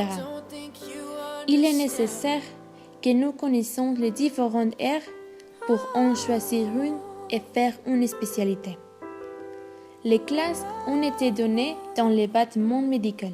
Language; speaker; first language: French; non-native, learner; Spanish